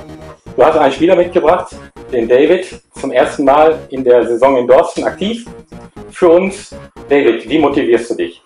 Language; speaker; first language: German; native; German